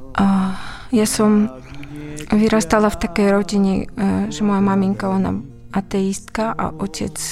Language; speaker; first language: Slovak; non-native, fluent; Uzbek